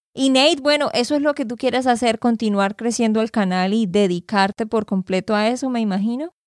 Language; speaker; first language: Spanish; native; Spanish